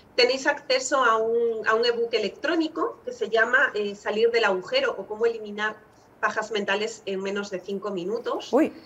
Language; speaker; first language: Spanish; native; Spanish